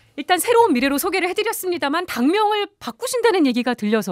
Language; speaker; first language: Korean; native; Korean